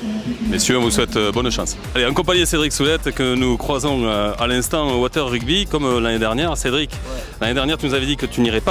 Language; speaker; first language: French; native; French